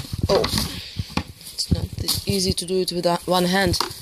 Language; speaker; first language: English; non-native, fluent; Ukrainian